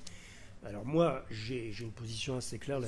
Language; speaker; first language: French; native; French